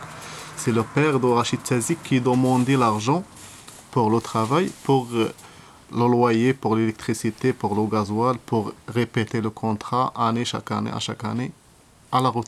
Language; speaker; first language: French; non-native, learner; Arabic